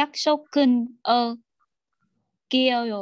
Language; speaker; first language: Korean; non-native, learner; Vietnamese